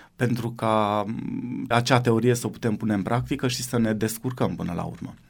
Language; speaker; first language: Romanian; native; Romanian